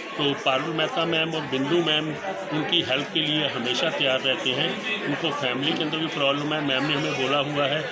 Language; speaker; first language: Hindi; native; Hindi